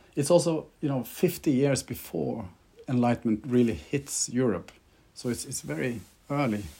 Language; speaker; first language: English; non-native, fluent; Norwegian